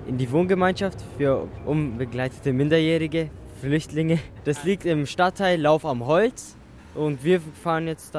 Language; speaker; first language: German; native; German